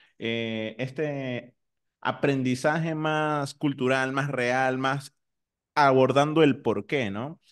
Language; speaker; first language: Spanish; native; Spanish